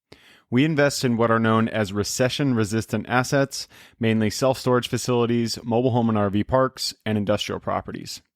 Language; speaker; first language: English; native; English